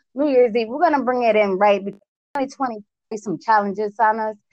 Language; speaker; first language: English; early bilingual, other home language; Spanish